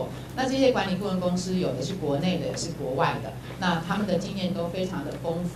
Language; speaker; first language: Chinese; native; Chinese